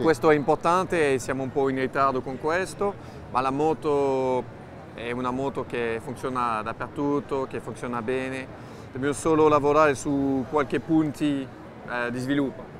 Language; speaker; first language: Italian; non-native, fluent; French